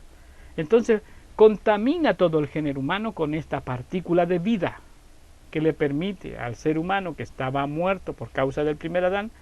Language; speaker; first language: Spanish; native; Spanish